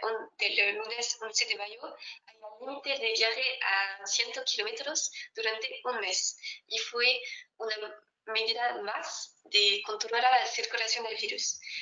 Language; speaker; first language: Spanish; non-native, fluent; French